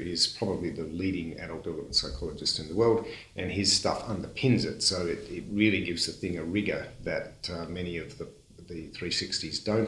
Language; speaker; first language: English; native; English